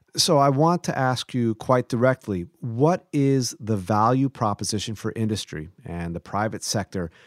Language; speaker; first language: English; native; English